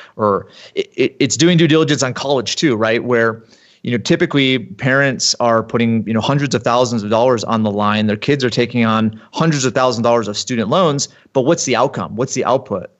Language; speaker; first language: English; native; English